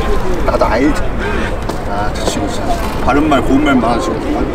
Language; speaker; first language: Korean; native; Korean